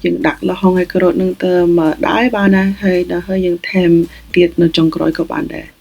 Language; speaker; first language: Khmer; early bilingual, other home language; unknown